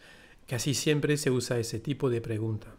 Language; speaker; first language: Spanish; non-native, fluent; French